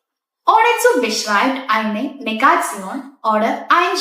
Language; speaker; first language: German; non-native, fluent; Malayalam